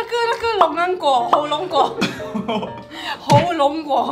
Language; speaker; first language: Chinese; non-native, local second language; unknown